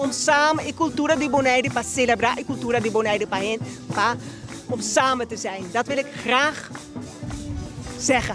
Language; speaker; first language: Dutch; non-native, local second language; Papiamento